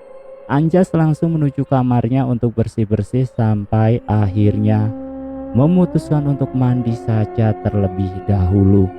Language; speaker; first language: Indonesian; native; Indonesian